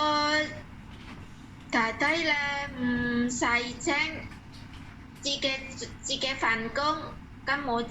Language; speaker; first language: Cantonese; non-native, learner; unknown